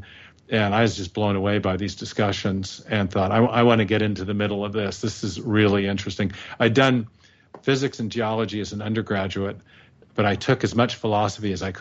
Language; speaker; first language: English; native; English